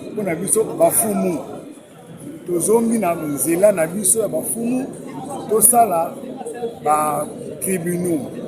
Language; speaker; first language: Lingala; non-native, local second language; Kongo